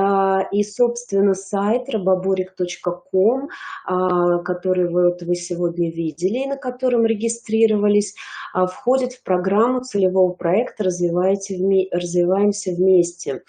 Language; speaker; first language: Russian; native; Russian